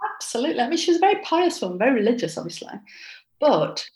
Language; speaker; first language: English; native; English